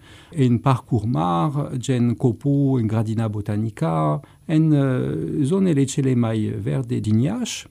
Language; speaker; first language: Romanian; non-native, fluent; French